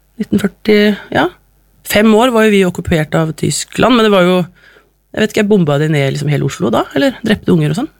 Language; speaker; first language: Norwegian; native; Norwegian